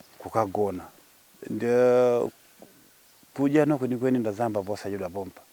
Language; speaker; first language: Nyanja; native; Nyanja